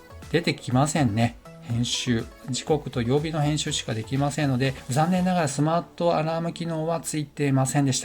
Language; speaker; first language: Japanese; native; Japanese